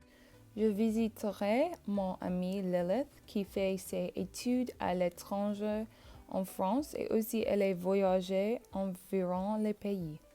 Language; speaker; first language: French; non-native, learner; English